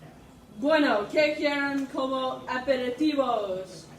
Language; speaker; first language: Spanish; non-native, learner; English